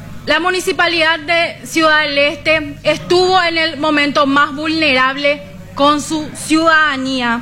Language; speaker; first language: Spanish; native; Spanish